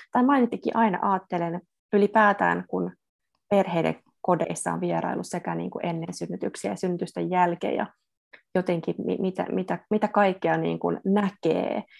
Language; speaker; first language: Finnish; native; Finnish